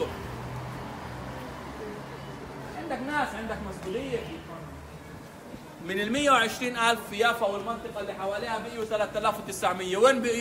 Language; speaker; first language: Arabic; native; Arabic